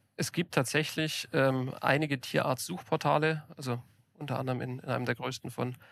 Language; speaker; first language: German; native; German